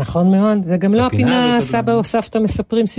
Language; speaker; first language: Hebrew; native; Hebrew